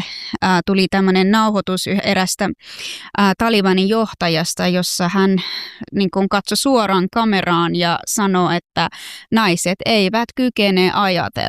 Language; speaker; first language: Finnish; non-native, fluent; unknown